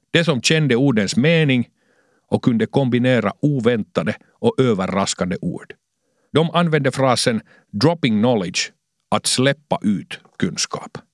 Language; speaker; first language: Swedish; non-native, local second language; Finnish